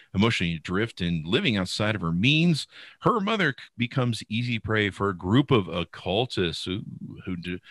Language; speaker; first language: English; native; English